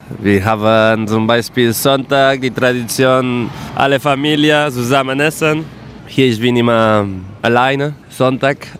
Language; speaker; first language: German; non-native, learner; Catalan